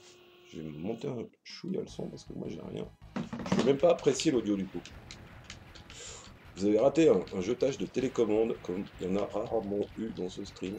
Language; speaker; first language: French; native; French